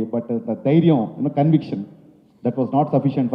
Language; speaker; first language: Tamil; non-native, learner; Telugu